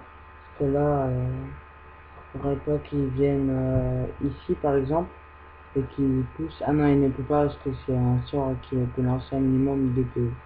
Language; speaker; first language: French; native; French